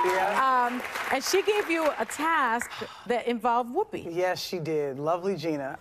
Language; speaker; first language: English; native; English